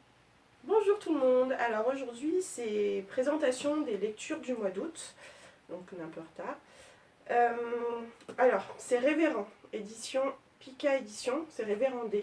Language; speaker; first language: French; native; French